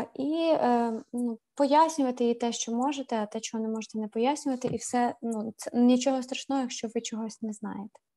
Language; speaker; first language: Ukrainian; native; Ukrainian